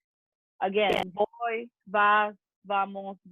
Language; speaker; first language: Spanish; early bilingual, other home language; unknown